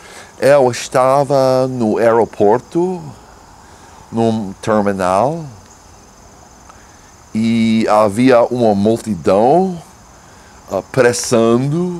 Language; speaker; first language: Portuguese; non-native, learner; English